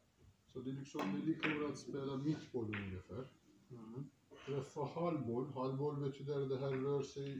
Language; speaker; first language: Swedish; non-native, fluent; Turkish